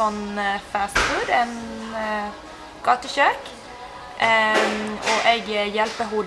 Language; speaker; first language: Norwegian; early bilingual, heritage; Spanish